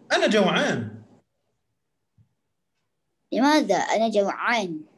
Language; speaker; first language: Arabic; non-native, learner; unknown